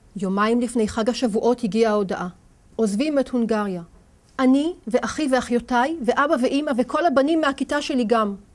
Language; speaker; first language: Hebrew; native; Hebrew